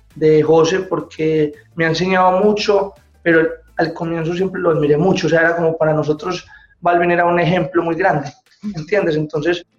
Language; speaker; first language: Spanish; native; Spanish